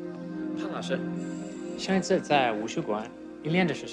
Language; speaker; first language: Chinese; non-native, fluent; English